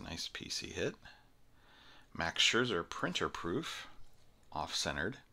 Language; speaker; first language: English; native; English